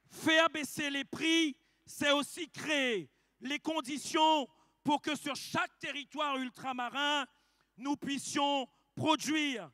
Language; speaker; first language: French; native; French